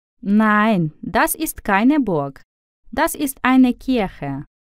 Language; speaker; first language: German; non-native, fluent; Russian